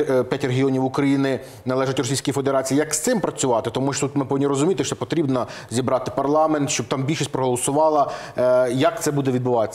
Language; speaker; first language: Ukrainian; native; Ukrainian